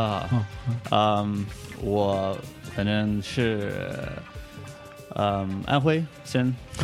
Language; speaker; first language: Chinese; early bilingual, heritage; Chinese